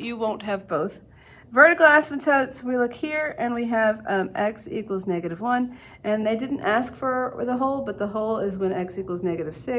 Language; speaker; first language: English; native; English